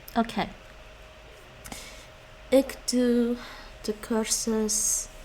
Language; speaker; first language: Dutch; non-native, learner; English